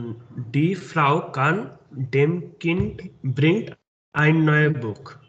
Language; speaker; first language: German; non-native, learner; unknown